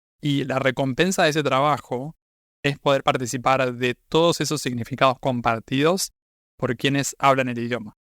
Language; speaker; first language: Spanish; native; Spanish